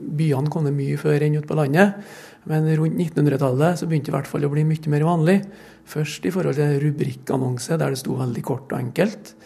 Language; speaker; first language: Norwegian; native; Norwegian